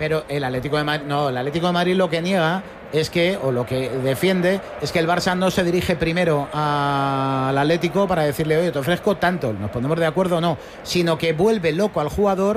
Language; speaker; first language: Spanish; native; Spanish